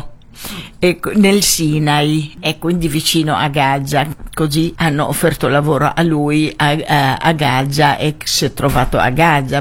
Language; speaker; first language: Italian; non-native, fluent; Arabic